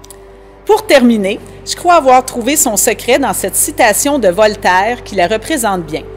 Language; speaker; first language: French; native; French